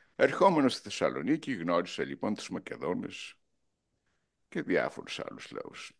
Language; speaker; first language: Greek; non-native, local second language; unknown